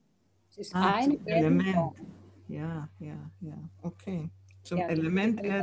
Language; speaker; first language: German; native; German